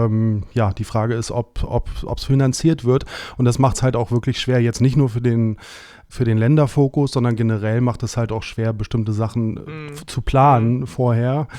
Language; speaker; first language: German; native; German